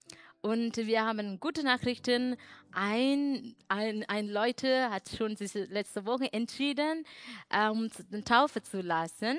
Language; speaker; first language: German; non-native, learner; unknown